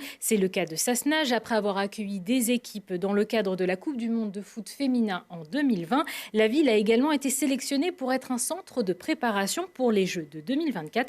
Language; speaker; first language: French; native; French